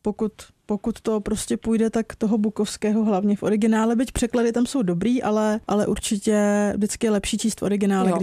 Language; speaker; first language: Czech; native; Czech